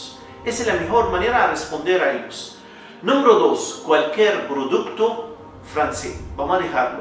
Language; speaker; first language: Spanish; non-native, fluent; Arabic